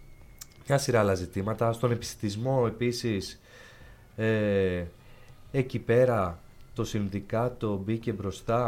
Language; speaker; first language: Greek; native; Greek